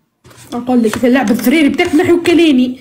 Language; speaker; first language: Arabic; native; Arabic